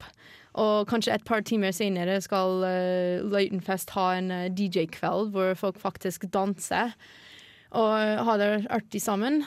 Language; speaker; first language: Norwegian; non-native, fluent; English